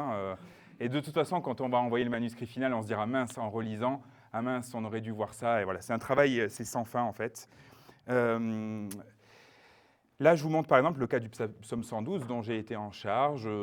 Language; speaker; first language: French; native; French